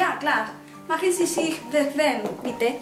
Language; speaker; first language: German; non-native, learner; Spanish